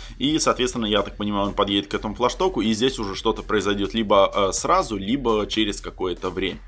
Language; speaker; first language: Russian; native; Russian